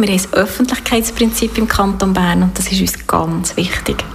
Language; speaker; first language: German; native; German